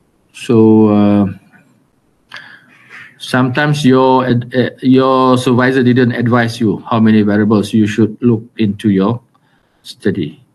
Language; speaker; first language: English; non-native, local second language; Malay